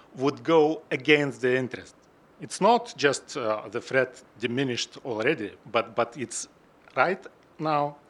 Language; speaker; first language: English; non-native, fluent; Lithuanian